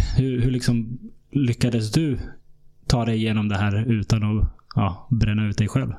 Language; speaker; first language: Swedish; early bilingual, other home language; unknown